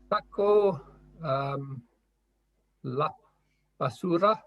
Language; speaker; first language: Spanish; non-native, learner; English